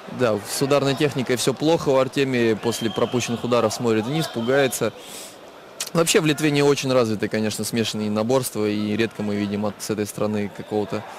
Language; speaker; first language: Russian; native; Russian